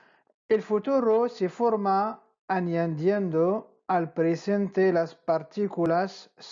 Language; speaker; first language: Spanish; non-native, fluent; Arabic